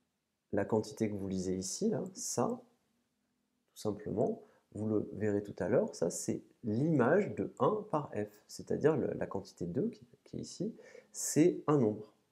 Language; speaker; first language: French; native; French